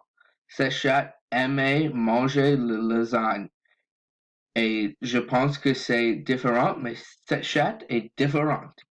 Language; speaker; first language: French; non-native, learner; English